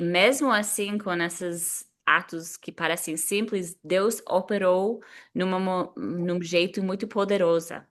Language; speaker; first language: Portuguese; non-native, fluent; English